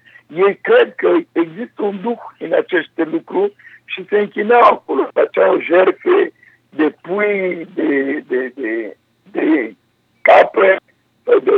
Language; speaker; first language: Romanian; non-native, fluent; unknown